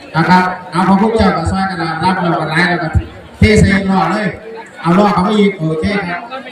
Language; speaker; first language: Thai; native; Thai